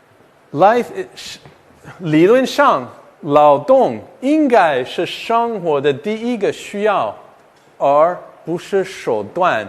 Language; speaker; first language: Chinese; non-native, fluent; English